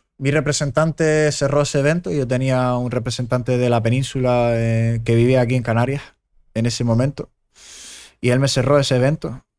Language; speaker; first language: Spanish; early bilingual, other home language; German